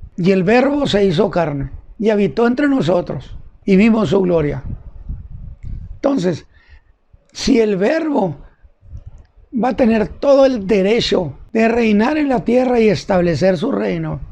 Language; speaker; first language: Spanish; native; Spanish